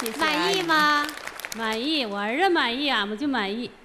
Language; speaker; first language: Chinese; native; Chinese